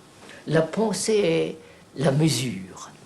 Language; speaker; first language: French; non-native, fluent; Telugu